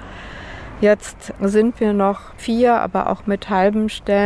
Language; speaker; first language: German; native; German